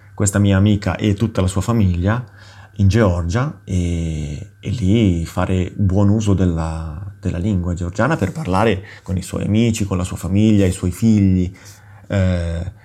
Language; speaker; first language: Italian; native; Italian